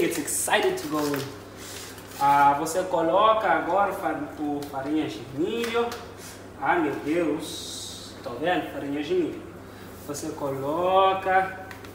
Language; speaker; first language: Portuguese; non-native, learner; Xhosa